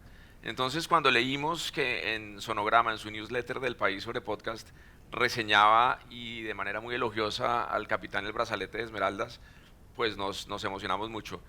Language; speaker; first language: Spanish; native; Spanish